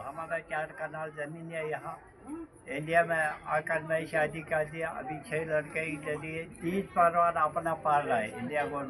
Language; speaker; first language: Hindi; non-native, local second language; Balti